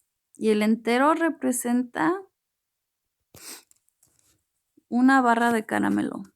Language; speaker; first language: Spanish; early bilingual, heritage; Spanish